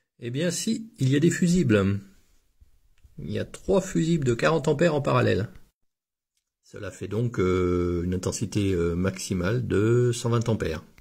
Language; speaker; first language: French; native; French